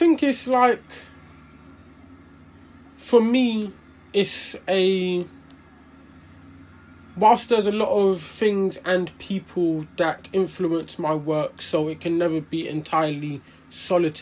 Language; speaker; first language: English; native; English